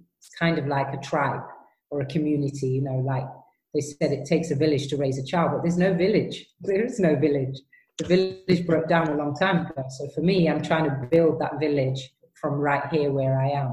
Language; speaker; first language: English; native; English